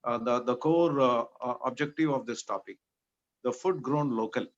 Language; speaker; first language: English; non-native, local second language; Malayalam